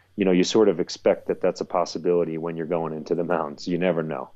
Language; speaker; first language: English; native; English